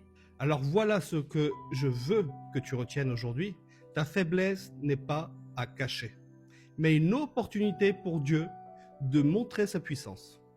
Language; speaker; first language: French; native; French